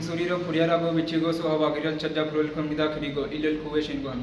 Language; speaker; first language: Korean; non-native, learner; Punjabi